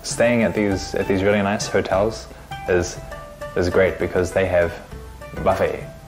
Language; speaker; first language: English; early bilingual, other home language; Chinese